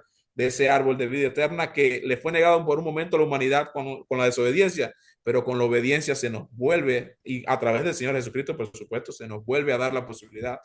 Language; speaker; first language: Spanish; native; Spanish